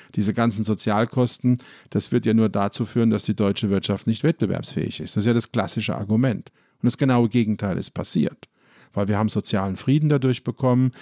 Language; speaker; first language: German; native; German